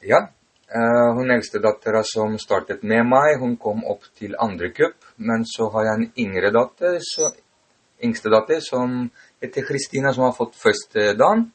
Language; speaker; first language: Norwegian; non-native, fluent; Greek